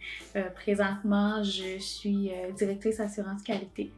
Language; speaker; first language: French; non-native, local second language; Haitian Creole